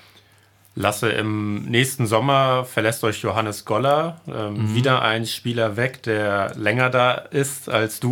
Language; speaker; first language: German; native; German